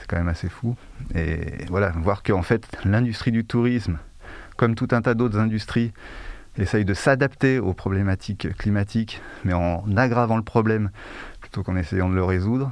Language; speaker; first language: French; native; French